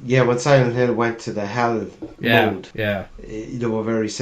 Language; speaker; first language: English; native; English